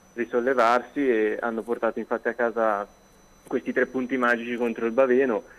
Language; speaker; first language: Italian; native; Italian